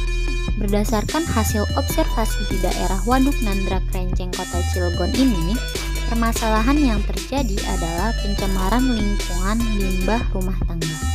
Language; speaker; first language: Malay; native; Malay